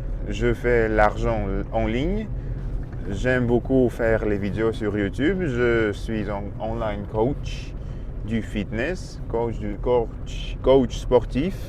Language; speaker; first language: French; non-native, learner; Russian